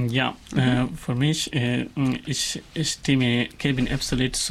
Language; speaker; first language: German; non-native, learner; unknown